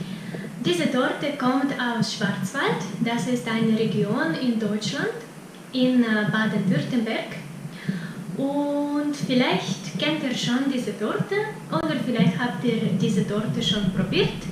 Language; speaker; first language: German; non-native, fluent; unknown